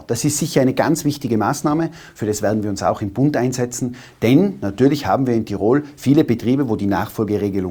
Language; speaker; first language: German; native; German